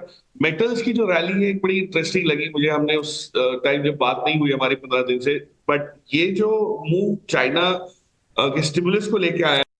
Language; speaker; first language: Hindi; native; Hindi